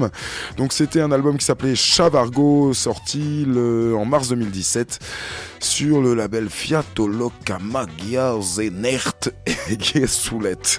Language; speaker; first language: French; native; French